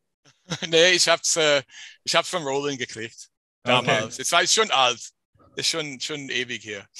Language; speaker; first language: German; non-native, fluent; English